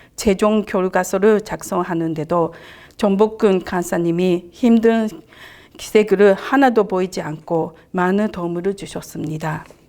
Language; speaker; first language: Korean; non-native, fluent; Japanese